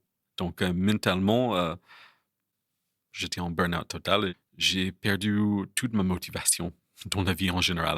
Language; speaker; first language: French; non-native, fluent; English